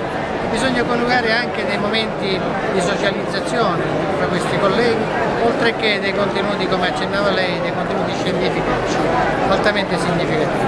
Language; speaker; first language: Italian; native; Italian